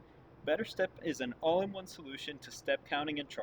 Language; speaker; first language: English; native; English